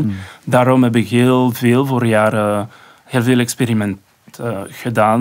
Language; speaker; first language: Dutch; non-native, local second language; French